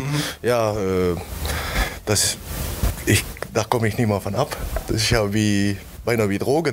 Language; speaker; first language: German; non-native, learner; Dutch